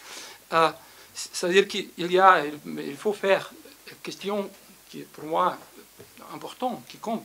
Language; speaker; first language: French; non-native, fluent; Slovenian